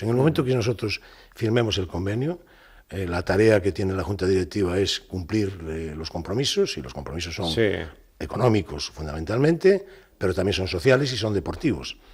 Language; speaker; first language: Spanish; native; Spanish